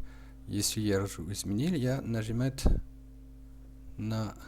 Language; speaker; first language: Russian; non-native, learner; French